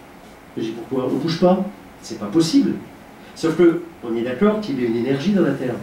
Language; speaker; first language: French; native; French